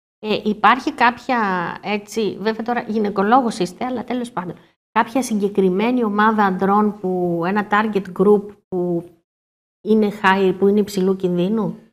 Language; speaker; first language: Greek; native; Greek